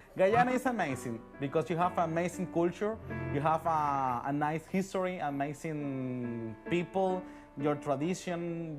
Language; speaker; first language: English; non-native, learner; Spanish